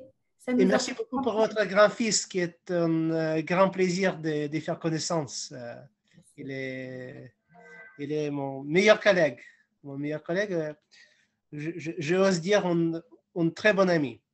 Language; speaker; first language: French; non-native, fluent; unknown